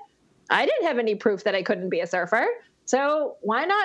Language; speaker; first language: English; native; English